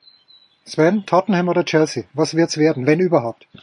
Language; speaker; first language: German; native; German